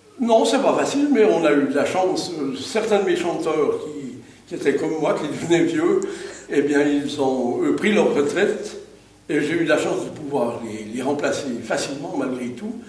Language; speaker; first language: French; native; French